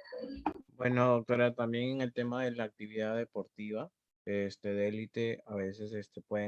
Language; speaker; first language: Spanish; native; Spanish